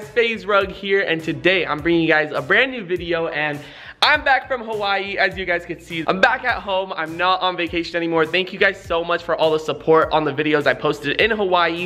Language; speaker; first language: English; native; English